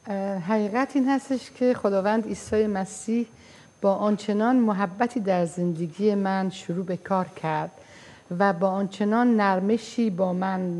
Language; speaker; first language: Persian; non-native, fluent; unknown